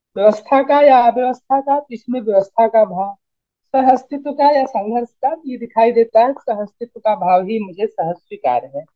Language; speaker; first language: Hindi; native; Hindi